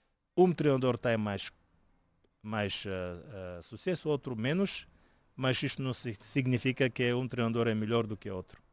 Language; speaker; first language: Portuguese; non-native, fluent; Bulgarian